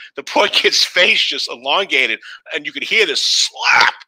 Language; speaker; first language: English; native; English